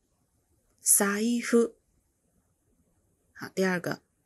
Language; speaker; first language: Chinese; native; Chinese